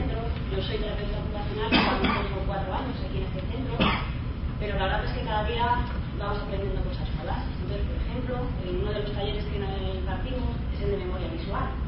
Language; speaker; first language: Spanish; native; Spanish